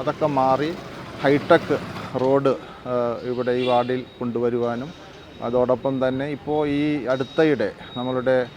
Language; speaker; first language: Malayalam; native; Malayalam